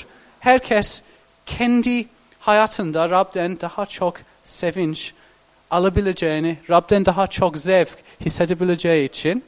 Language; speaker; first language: Turkish; non-native, fluent; English